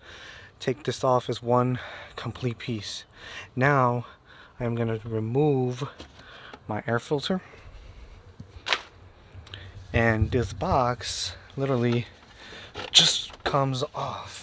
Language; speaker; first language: English; native; English